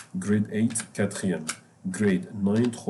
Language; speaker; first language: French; non-native, fluent; Arabic